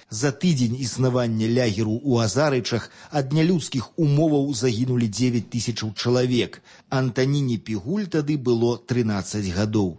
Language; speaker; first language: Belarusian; native; Belarusian